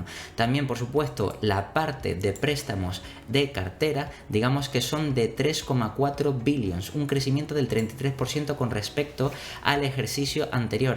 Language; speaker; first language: Spanish; native; Spanish